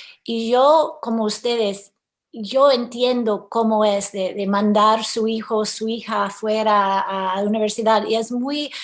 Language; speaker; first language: Spanish; early bilingual, heritage; English